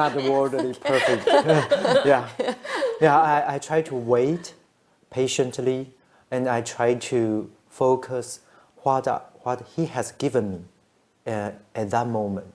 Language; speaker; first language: English; non-native, learner; Chinese